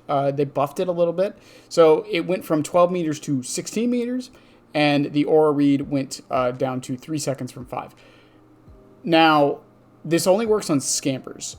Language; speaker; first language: English; native; English